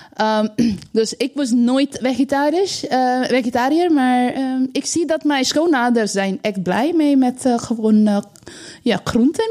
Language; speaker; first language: Dutch; non-native, learner; Bangla